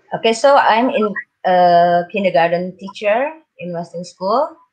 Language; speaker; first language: English; non-native, learner; Indonesian